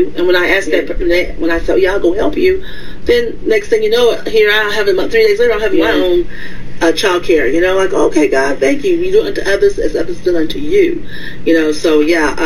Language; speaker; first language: English; native; English